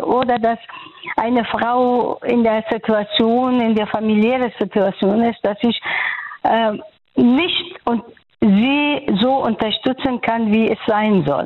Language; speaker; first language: German; non-native, fluent; Persian